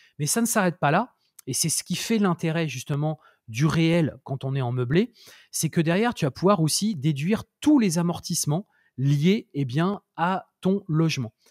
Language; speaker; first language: French; native; French